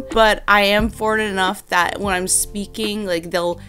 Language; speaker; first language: English; native; English